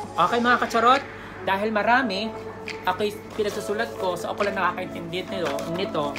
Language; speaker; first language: Filipino; native; Filipino